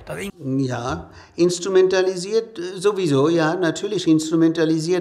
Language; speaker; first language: German; non-native, fluent; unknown